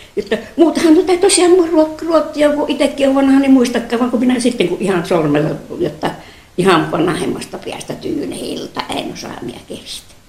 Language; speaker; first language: Finnish; native; Finnish